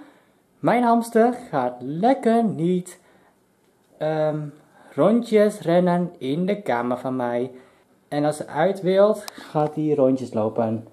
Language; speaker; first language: Dutch; non-native, local second language; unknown